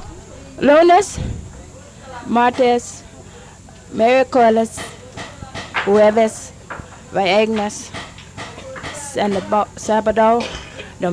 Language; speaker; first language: Spanish; non-native, learner; English